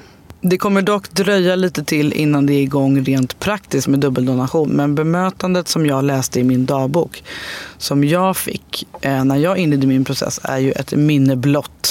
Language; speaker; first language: Swedish; native; Swedish